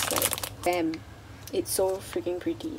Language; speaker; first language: English; native; English